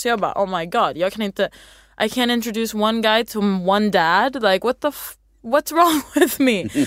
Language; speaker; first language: English; early bilingual, other home language; Swedish